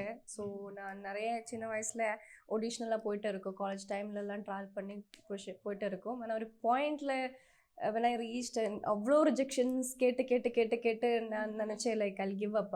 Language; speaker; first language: Tamil; non-native, learner; Malayalam